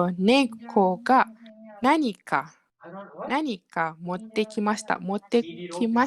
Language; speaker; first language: Japanese; non-native, learner; Malay